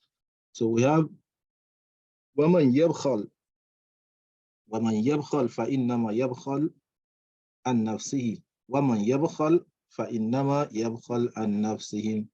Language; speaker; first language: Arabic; non-native, fluent; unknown